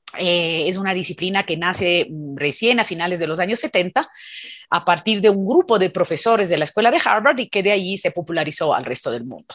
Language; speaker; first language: Spanish; non-native, fluent; Italian